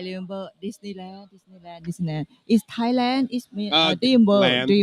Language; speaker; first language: English; non-native, learner; Thai